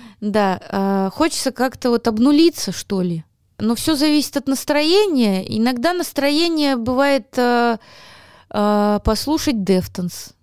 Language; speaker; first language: Russian; native; Russian